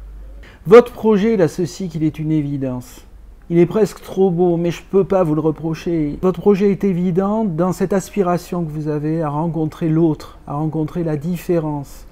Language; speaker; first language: French; native; French